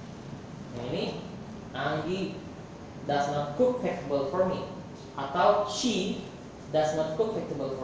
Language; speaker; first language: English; non-native, fluent; Indonesian